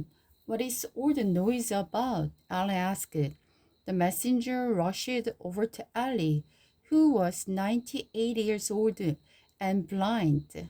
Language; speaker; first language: English; non-native, learner; Korean